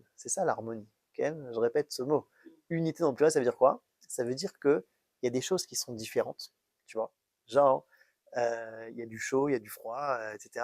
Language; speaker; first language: French; native; French